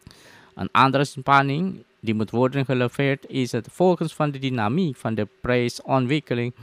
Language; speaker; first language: Dutch; non-native, fluent; Indonesian